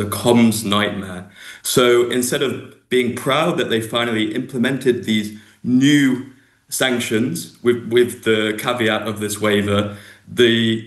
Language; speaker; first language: English; native; English